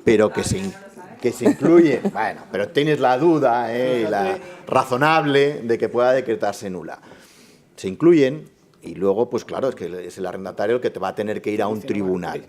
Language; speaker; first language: Spanish; native; Spanish